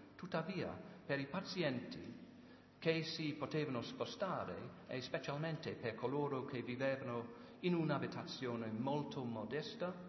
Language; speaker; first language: Italian; non-native, learner; English